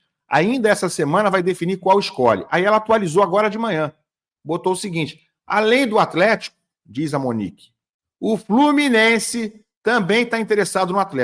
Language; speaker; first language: Portuguese; native; Portuguese